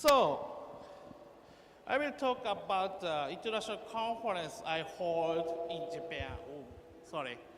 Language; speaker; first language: English; non-native, learner; Japanese